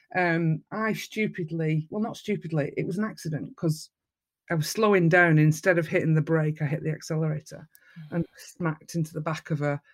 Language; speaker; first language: English; native; English